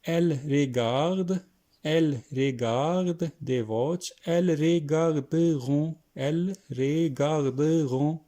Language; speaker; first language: French; non-native, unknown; Hindi